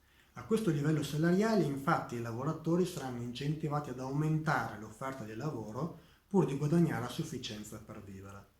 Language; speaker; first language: Italian; native; Italian